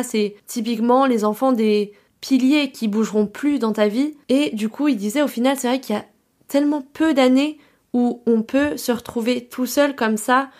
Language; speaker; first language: French; native; French